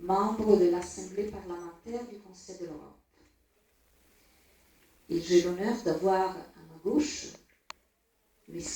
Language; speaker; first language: French; non-native, fluent; Italian